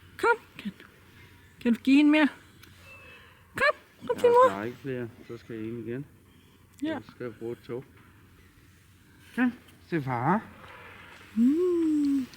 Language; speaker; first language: Danish; non-native, learner; Thai